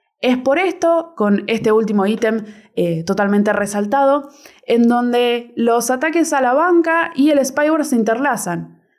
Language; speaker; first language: Spanish; native; Spanish